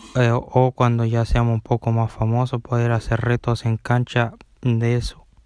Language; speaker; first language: Spanish; native; Spanish